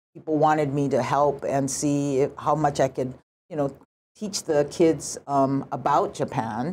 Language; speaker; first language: English; early bilingual, other home language; Japanese